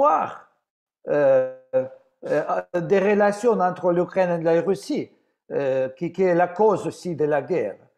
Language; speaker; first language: French; non-native, fluent; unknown